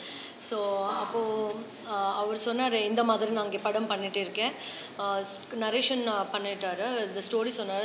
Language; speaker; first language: Tamil; non-native, learner; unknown